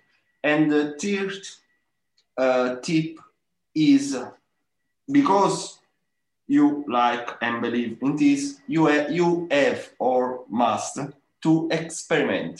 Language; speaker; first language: English; non-native, learner; Italian